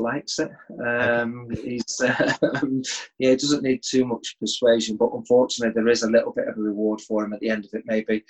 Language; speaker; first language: English; native; English